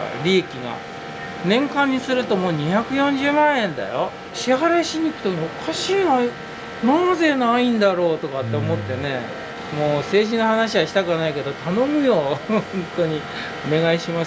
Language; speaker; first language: Japanese; native; Japanese